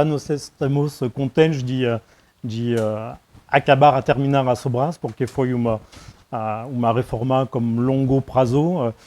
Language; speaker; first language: Portuguese; non-native, fluent; French